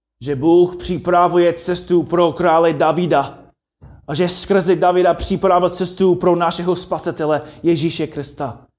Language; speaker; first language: Czech; non-native, fluent; English